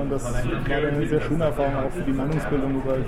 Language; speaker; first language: German; native; German